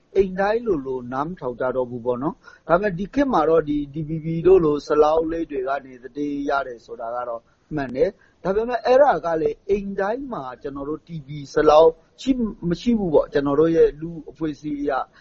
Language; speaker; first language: Burmese; native; Burmese